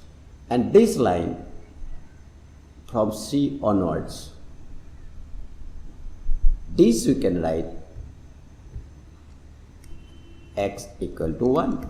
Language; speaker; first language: English; non-native, local second language; Assamese